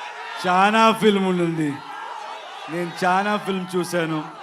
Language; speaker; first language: Telugu; non-native, learner; Kannada